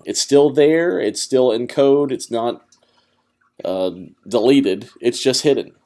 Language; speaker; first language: English; native; English